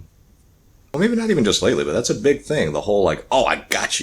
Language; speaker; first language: English; native; English